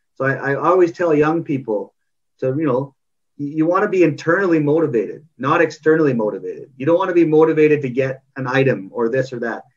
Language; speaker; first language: English; native; English